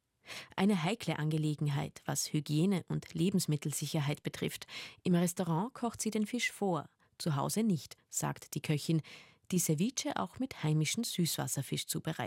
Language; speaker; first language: German; native; German